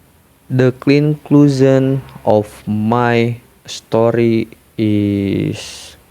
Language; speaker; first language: English; non-native, learner; Indonesian